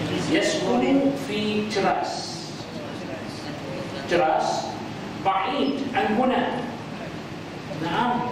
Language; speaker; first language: Arabic; non-native, fluent; Malay